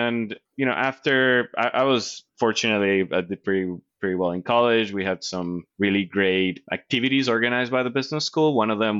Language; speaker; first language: English; non-native, fluent; Spanish